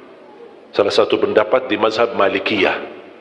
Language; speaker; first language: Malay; non-native, fluent; Arabic